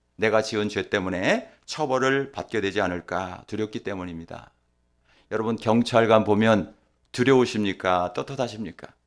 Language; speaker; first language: Korean; native; Korean